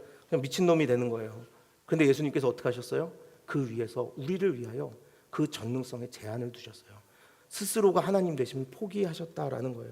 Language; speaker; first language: Korean; native; Korean